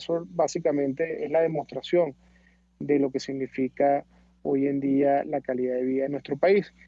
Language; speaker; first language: Spanish; native; Spanish